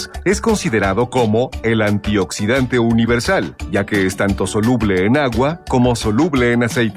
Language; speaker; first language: Spanish; native; Spanish